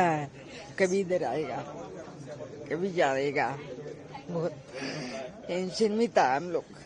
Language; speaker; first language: Hindi; non-native, local second language; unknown